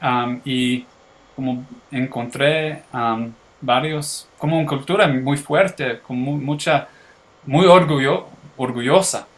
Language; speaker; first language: Spanish; early bilingual, heritage; English